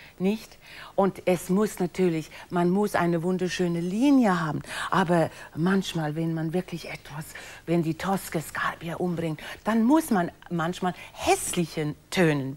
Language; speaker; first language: German; non-native, fluent; English